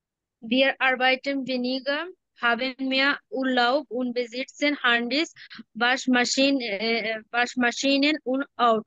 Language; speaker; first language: German; non-native, learner; Bangla